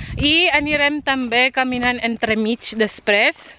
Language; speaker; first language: Catalan; non-native, learner; Filipino